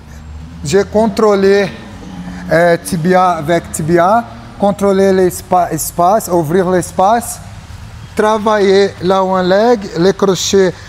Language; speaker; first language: French; non-native, learner; Portuguese